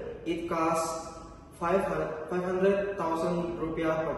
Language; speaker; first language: English; non-native, learner; Indonesian